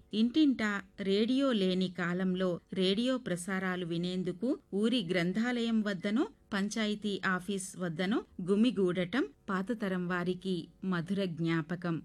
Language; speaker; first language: Telugu; native; Telugu